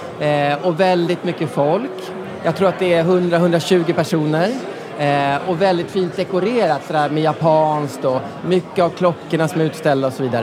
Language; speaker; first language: Swedish; native; Swedish